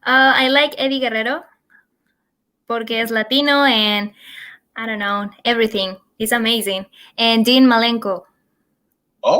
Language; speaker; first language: English; non-native, learner; Spanish